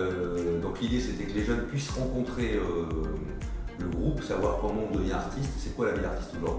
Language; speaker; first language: French; native; French